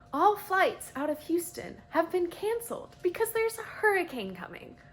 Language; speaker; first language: English; native; English